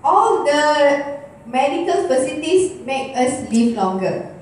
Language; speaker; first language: English; non-native, local second language; Malay